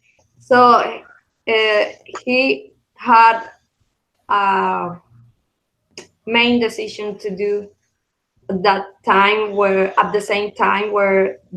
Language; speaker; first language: English; non-native, learner; Spanish